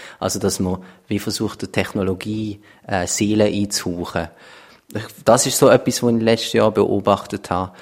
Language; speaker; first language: German; native; German